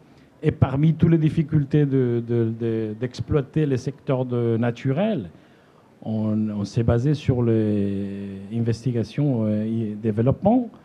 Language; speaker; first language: French; non-native, fluent; Spanish